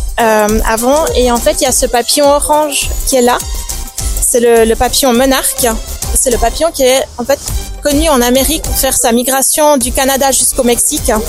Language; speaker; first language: French; native; French